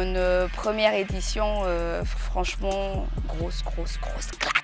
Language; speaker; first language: French; non-native, local second language; Malagasy